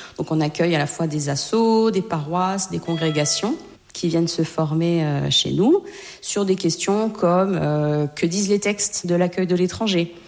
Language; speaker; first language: French; native; French